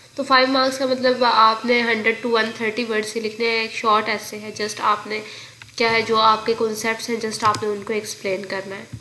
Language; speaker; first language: Urdu; native; Urdu